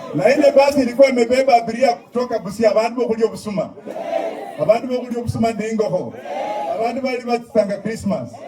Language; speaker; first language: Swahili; non-native, local second language; Luyia